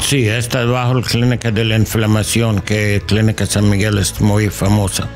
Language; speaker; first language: Spanish; non-native, learner; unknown